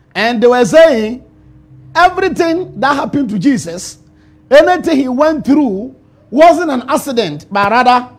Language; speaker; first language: English; non-native, local second language; Ewe